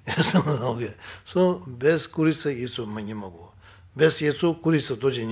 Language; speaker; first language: Russian; non-native, learner; Tibetan